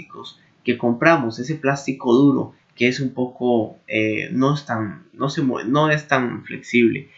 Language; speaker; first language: Spanish; native; Spanish